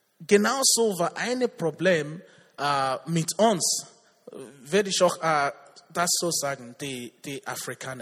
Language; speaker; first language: German; non-native, learner; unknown